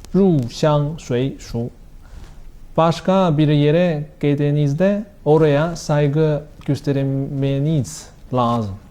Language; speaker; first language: Turkish; non-native, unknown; Chinese